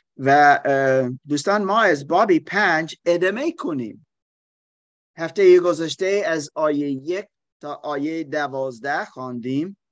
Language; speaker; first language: Persian; non-native, learner; German